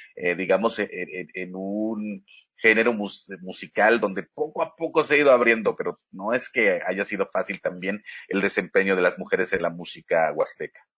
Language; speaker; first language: Spanish; native; Spanish